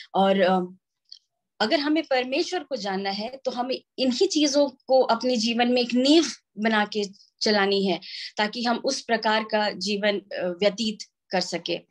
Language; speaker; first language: Hindi; non-native, local second language; Santali